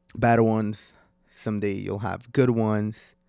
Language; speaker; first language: English; non-native, fluent; Spanish